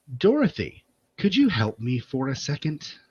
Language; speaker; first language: English; native; English